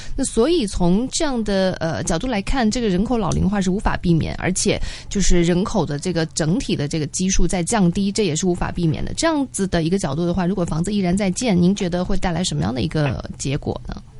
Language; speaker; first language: Chinese; native; Chinese